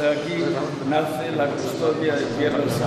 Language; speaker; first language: Spanish; native; Spanish